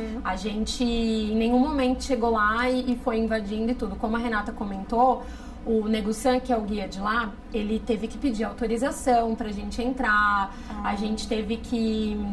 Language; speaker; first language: Portuguese; native; Portuguese